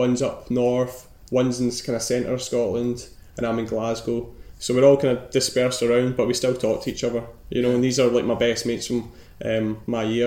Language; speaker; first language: English; native; English